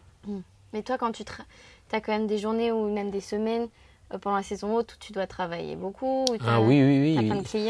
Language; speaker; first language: French; native; French